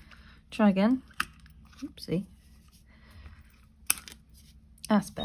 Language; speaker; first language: English; native; English